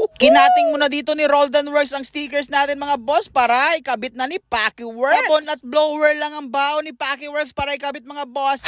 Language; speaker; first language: Filipino; native; Filipino